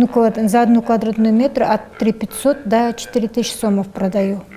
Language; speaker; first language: Russian; non-native, local second language; Kyrgyz